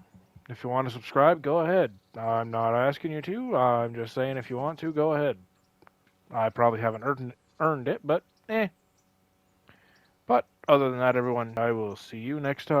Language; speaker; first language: English; native; English